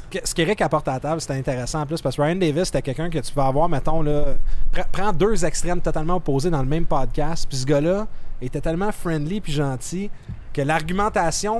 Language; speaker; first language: French; native; French